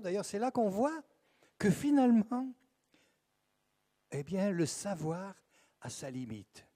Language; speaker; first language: French; native; French